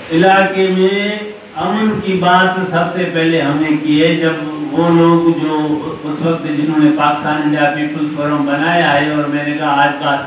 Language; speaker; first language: Urdu; non-native, local second language; Sindhi